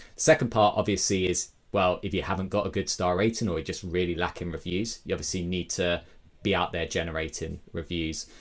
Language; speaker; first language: English; native; English